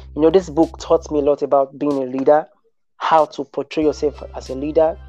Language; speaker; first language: English; non-native, local second language; Bini